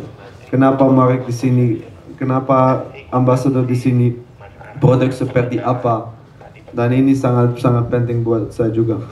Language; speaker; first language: Indonesian; non-native, learner; Dutch